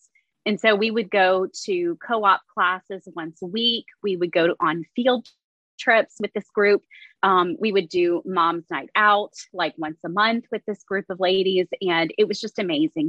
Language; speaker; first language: English; native; English